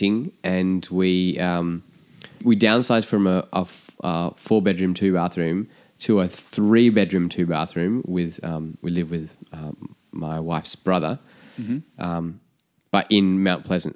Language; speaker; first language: English; native; English